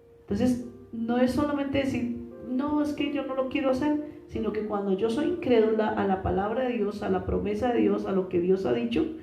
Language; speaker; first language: Spanish; native; Spanish